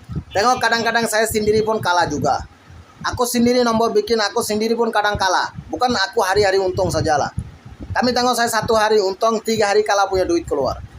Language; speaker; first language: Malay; non-native, fluent; Bangla